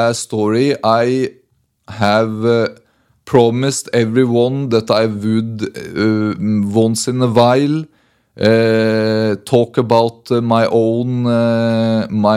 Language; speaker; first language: English; non-native, fluent; Norwegian